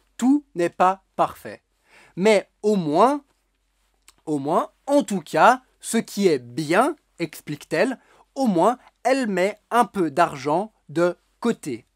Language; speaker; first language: French; native; French